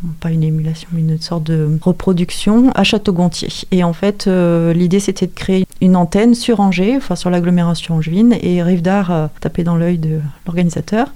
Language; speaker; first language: French; native; French